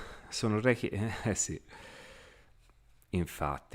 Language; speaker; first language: Italian; native; Italian